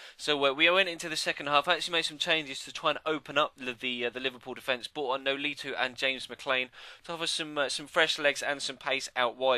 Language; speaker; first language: English; native; English